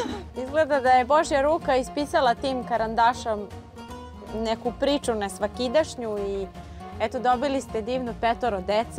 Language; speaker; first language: Serbian; native; Serbian